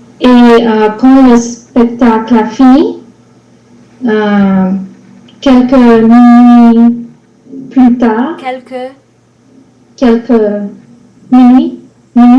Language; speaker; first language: French; non-native, learner; English